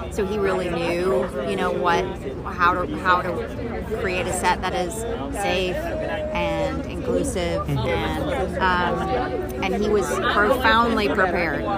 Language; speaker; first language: English; native; English